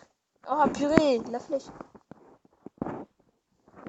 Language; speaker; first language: French; native; French